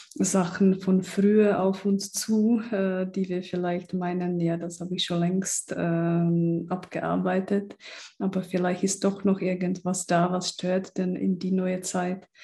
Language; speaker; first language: German; early bilingual, other home language; Czech